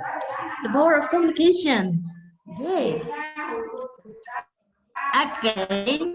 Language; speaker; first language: English; non-native, fluent; Indonesian